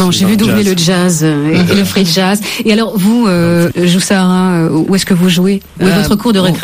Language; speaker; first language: French; native; French